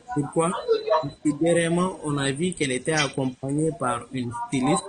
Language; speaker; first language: French; non-native, local second language; Bambara